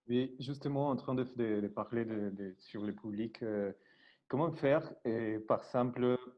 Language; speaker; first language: French; non-native, learner; Spanish